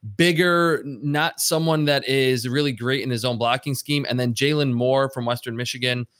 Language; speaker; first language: English; native; English